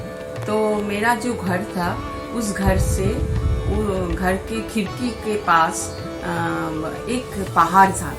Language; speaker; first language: Hindi; non-native, local second language; Bangla